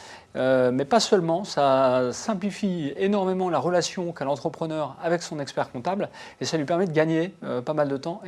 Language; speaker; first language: French; native; French